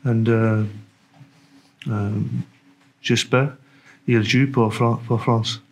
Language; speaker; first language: French; non-native, learner; English